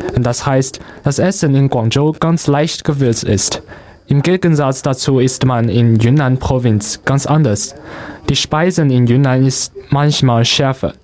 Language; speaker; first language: German; non-native, learner; Cantonese